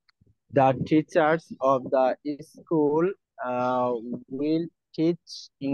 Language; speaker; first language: English; non-native, learner; Bangla